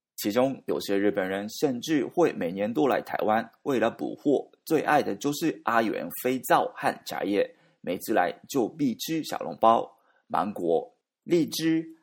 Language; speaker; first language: Chinese; non-native, learner; Japanese